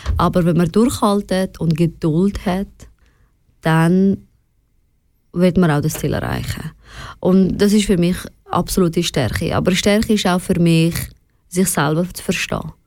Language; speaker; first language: German; early bilingual, other home language; Persian